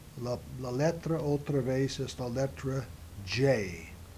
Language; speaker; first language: Spanish; non-native, learner; English